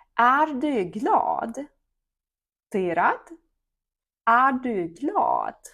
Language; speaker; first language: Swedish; non-native, fluent; Ukrainian